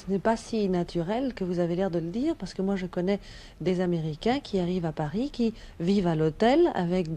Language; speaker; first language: French; native; French